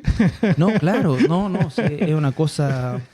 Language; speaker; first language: Spanish; native; Spanish